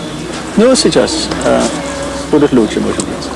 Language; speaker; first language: Russian; non-native, learner; English